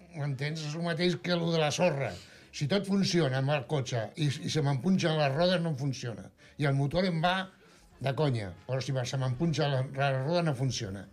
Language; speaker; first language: Catalan; non-native, local second language; Spanish